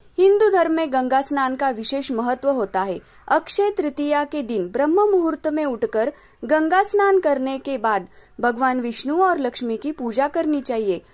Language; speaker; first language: Hindi; non-native, local second language; Marathi